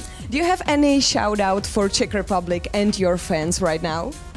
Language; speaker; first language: English; non-native, fluent; Czech